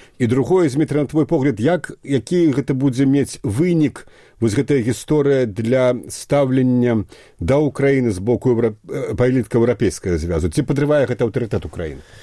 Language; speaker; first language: Belarusian; native; Belarusian